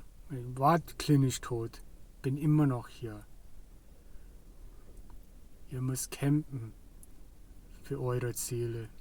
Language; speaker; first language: German; non-native, fluent; English